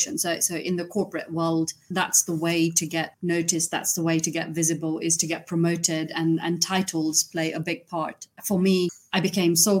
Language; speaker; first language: English; non-native, local second language; Gujarati